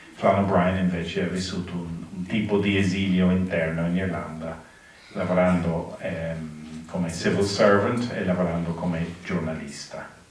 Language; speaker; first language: Italian; non-native, fluent; English